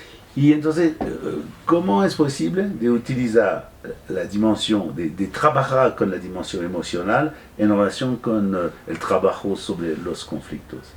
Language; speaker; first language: Spanish; non-native, fluent; French